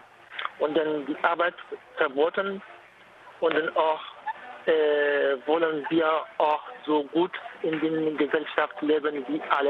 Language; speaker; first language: German; non-native, fluent; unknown